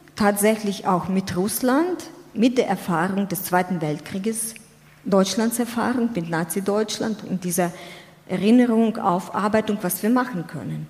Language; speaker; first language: German; non-native, fluent; Ukrainian